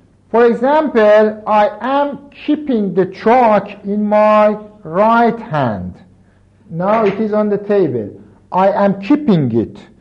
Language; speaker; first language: English; non-native, fluent; Persian